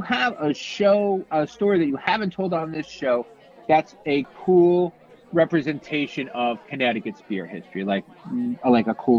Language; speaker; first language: English; native; English